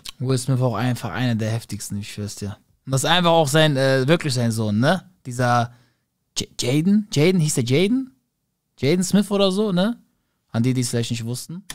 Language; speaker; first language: German; native; German